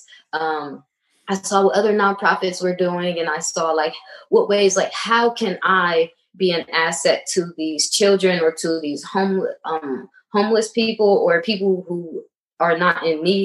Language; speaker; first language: English; native; English